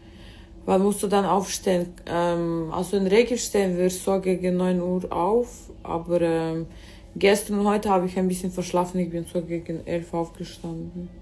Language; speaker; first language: German; early bilingual, other home language; Russian